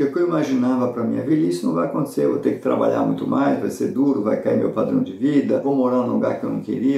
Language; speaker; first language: Portuguese; native; Portuguese